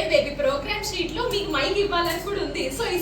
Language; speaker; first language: Telugu; native; Telugu